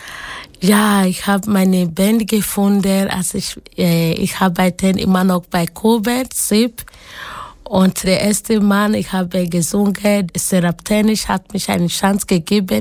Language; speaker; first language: German; non-native, learner; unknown